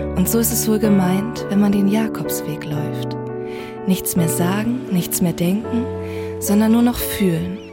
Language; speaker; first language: German; non-native, local second language; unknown